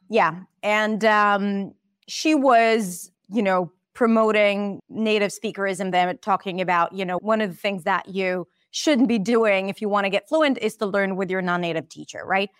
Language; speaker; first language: English; non-native, fluent; Hebrew